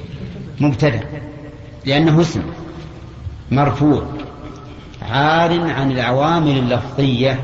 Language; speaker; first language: Arabic; native; Arabic